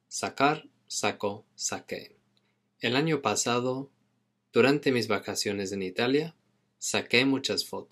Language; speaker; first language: Spanish; non-native, fluent; English